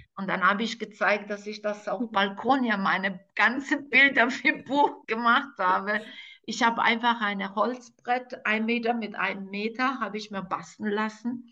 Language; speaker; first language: German; non-native, fluent; Serbian